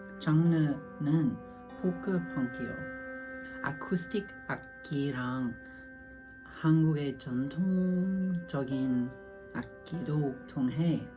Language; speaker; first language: Korean; non-native, learner; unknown